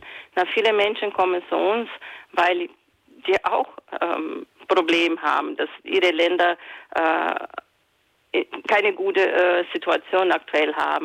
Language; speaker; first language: German; non-native, fluent; Portuguese